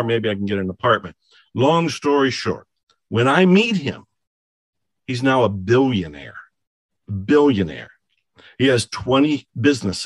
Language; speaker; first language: English; native; English